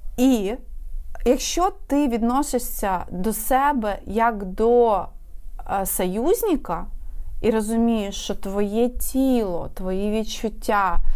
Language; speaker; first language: Ukrainian; non-native, local second language; Russian